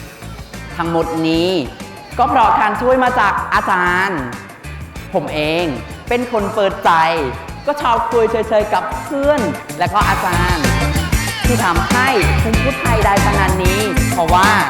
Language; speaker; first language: Thai; non-native, fluent; Khmer